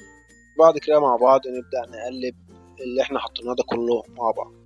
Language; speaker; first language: Arabic; native; Arabic